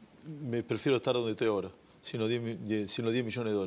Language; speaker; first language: Spanish; native; Spanish